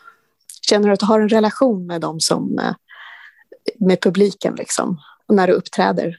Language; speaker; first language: Swedish; native; Swedish